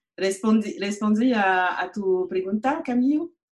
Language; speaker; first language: Spanish; non-native, learner; French